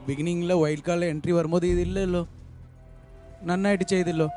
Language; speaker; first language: Malayalam; non-native, learner; Tamil